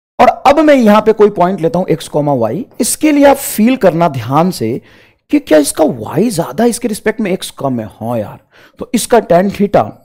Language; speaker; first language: Hindi; native; Hindi